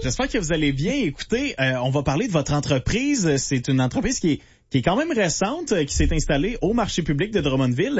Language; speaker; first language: French; native; French